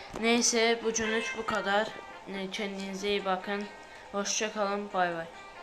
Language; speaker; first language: Turkish; native; Turkish